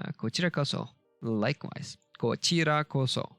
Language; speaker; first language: Japanese; non-native, learner; Turkish